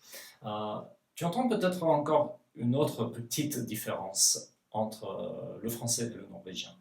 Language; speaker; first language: French; non-native, fluent; Norwegian